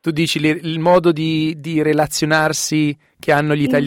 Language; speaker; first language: Italian; native; Italian